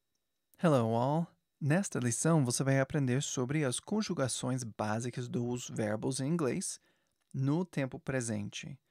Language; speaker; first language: Portuguese; non-native, fluent; English